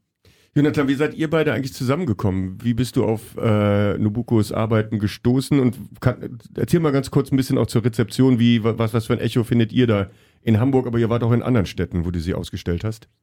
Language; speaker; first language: German; native; German